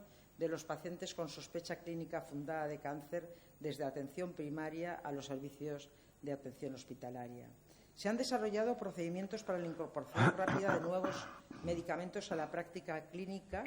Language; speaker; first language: Spanish; native; Spanish